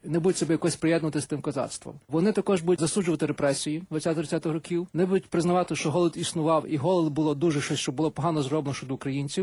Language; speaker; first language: Ukrainian; native; Ukrainian